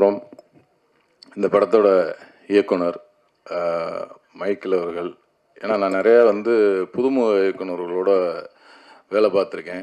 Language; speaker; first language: Tamil; native; Tamil